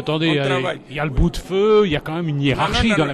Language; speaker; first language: French; native; French